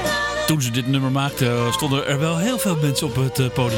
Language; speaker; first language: Dutch; native; Dutch